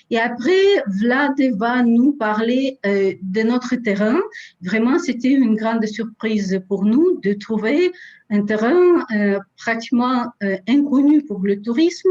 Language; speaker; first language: French; non-native, fluent; Russian